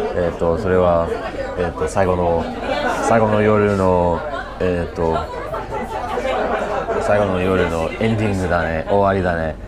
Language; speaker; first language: Japanese; non-native, learner; English